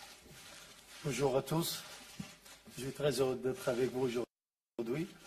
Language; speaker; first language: French; non-native, learner; Arabic